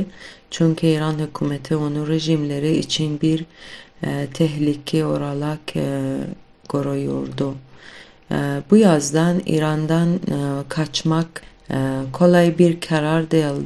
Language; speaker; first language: Turkish; non-native, fluent; Kurdish